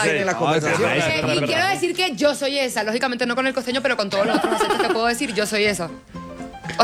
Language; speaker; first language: Spanish; native; Spanish